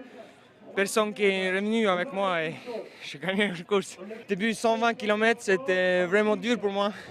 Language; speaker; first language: French; non-native, learner; Estonian